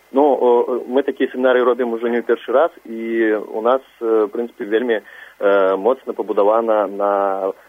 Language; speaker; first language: Belarusian; non-native, local second language; Russian